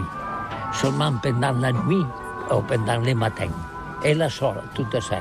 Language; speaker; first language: French; non-native, learner; Catalan